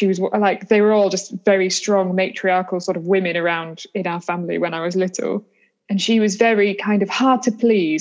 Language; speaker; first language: English; native; English